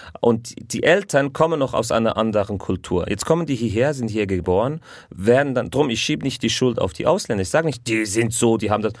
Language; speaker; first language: German; early bilingual, other home language; Arabic